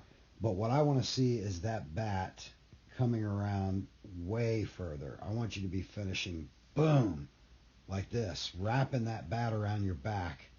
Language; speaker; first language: English; native; English